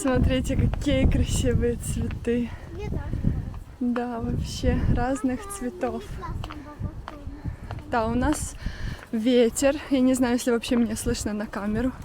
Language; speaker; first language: Russian; native; Russian